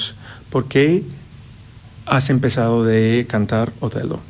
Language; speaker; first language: Spanish; non-native, fluent; English